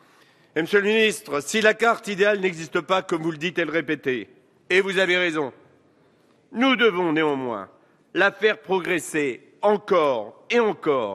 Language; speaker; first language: French; native; French